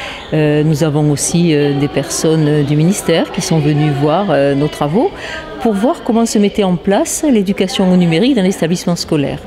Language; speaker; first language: French; native; French